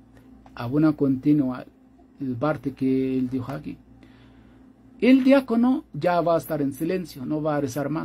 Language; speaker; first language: Spanish; non-native, fluent; Arabic